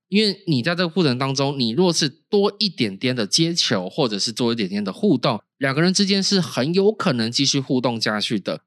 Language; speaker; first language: Chinese; native; Chinese